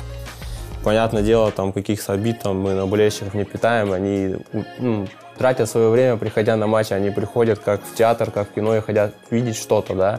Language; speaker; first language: Russian; native; Russian